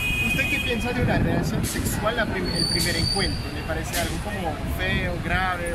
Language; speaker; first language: Spanish; non-native, fluent; French